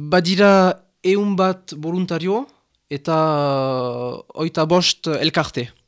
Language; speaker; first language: Basque; non-native, local second language; French